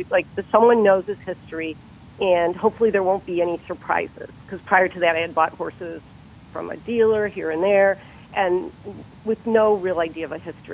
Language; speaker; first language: English; native; English